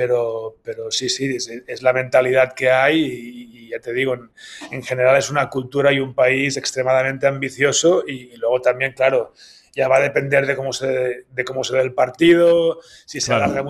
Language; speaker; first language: Spanish; native; Spanish